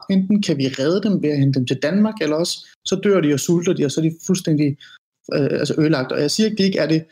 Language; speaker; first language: Danish; early bilingual, other home language; Persian